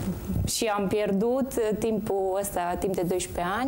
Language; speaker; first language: Romanian; early bilingual, heritage; Romanian